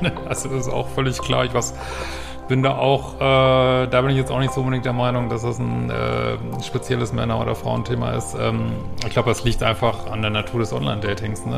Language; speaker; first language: German; native; German